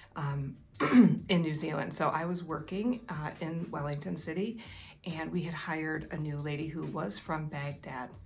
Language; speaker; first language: English; native; English